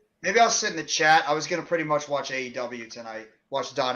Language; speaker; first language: English; native; English